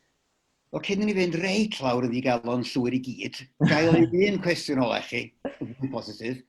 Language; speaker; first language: Welsh; native; Welsh